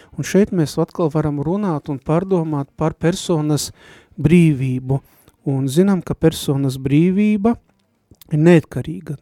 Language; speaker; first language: Latvian; native; Latvian